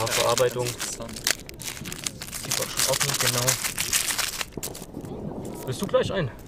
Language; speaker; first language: German; native; German